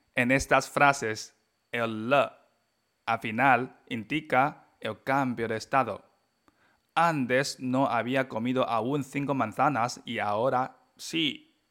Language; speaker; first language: Spanish; non-native, fluent; Chinese